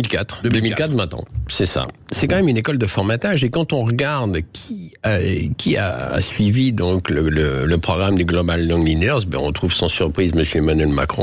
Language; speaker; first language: French; native; French